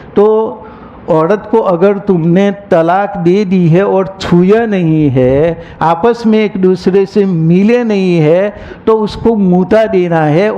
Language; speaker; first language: Urdu; non-native, local second language; Gujarati